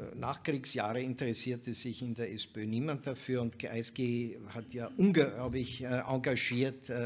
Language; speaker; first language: German; native; German